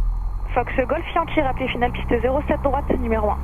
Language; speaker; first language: French; native; French